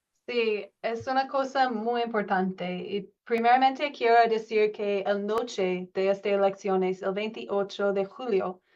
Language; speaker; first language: Spanish; non-native, learner; English